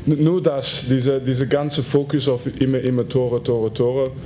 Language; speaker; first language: German; non-native, fluent; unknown